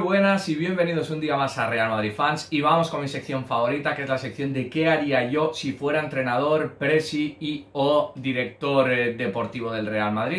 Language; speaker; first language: Spanish; native; Spanish